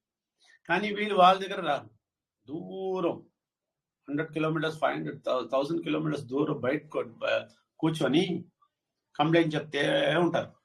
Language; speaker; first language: Telugu; non-native, learner; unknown